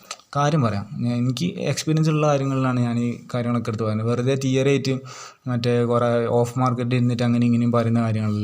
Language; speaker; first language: Malayalam; native; Malayalam